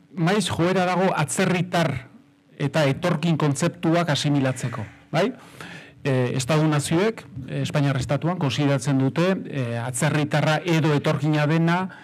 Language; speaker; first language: Basque; native; Basque